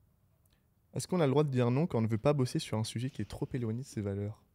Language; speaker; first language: French; native; French